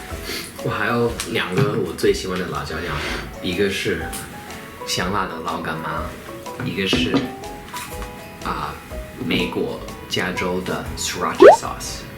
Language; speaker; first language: Chinese; non-native, fluent; English